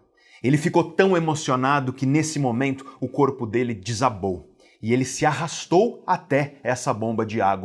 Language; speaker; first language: Portuguese; native; Portuguese